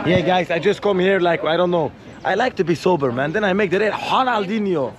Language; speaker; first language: English; non-native, fluent; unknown